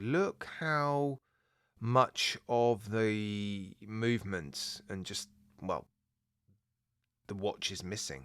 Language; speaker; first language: English; native; English